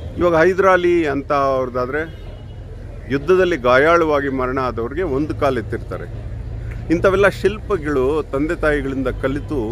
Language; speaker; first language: Kannada; native; Kannada